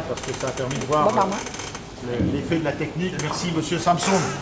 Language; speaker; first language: French; native; French